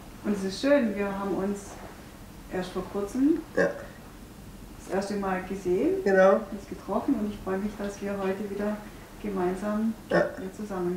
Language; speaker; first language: German; native; German